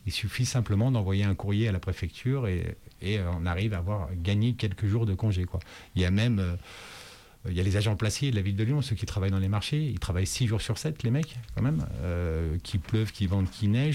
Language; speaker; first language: French; native; French